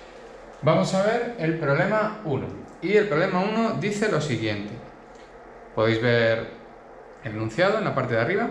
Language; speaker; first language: Spanish; native; Spanish